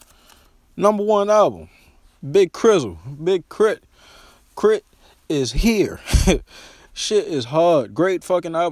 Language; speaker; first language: English; native; English